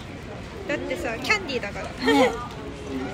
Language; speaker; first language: Japanese; native; Japanese